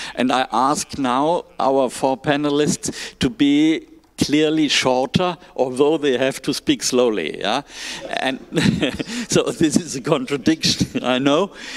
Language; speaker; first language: English; non-native, fluent; German